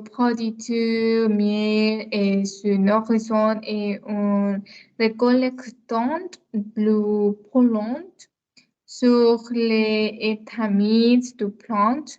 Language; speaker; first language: French; non-native, learner; Spanish